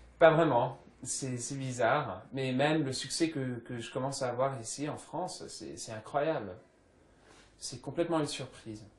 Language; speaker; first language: French; early bilingual, other home language; English